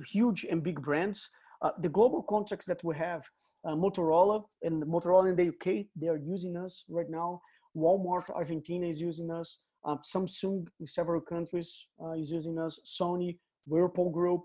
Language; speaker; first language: English; non-native, fluent; Portuguese